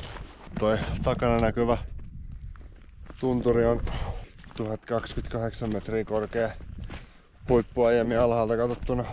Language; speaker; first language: Finnish; native; Finnish